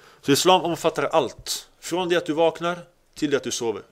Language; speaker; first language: Swedish; early bilingual, other home language; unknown